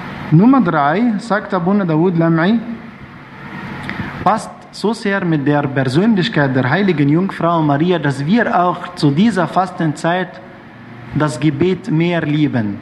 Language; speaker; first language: German; non-native, fluent; Arabic